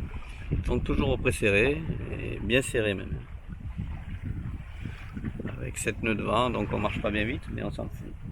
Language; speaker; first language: French; native; French